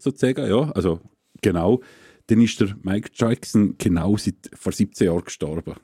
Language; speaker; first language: German; native; German